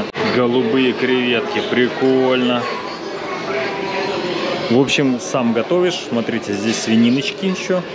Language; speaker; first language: Russian; native; Russian